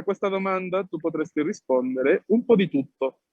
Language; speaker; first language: Italian; non-native, fluent; Spanish